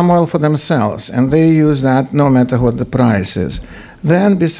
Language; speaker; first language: English; non-native, fluent; Russian